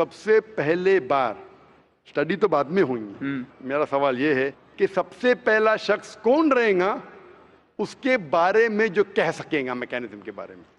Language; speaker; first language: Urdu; non-native, local second language; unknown